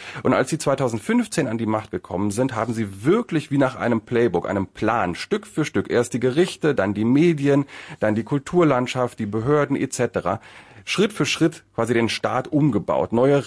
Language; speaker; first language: German; native; German